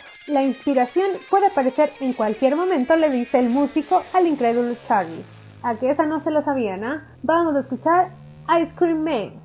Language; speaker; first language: Spanish; native; Spanish